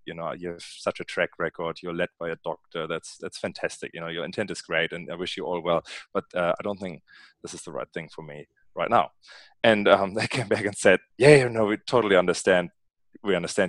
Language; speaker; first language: English; non-native, fluent; German